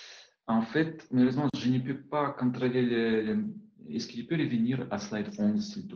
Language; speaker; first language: French; non-native, fluent; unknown